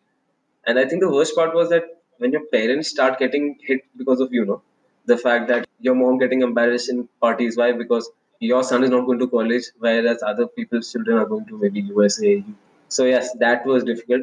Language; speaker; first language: English; non-native, local second language; Hindi